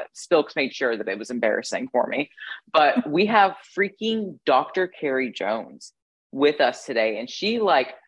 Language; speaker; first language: English; native; English